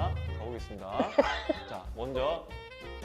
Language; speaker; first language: Korean; native; Korean